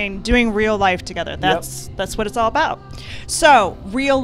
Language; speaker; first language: English; native; English